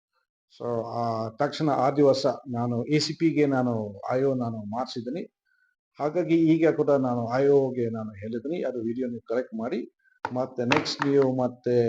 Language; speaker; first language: Kannada; non-native, fluent; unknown